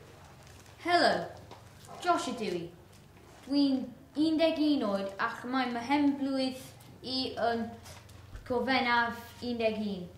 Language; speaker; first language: Welsh; non-native, learner; English